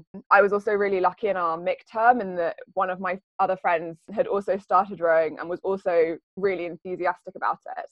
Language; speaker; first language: English; native; English